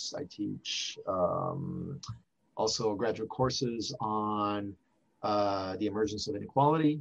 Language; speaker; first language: English; non-native, fluent; French